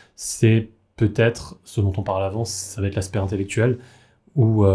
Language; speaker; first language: French; native; French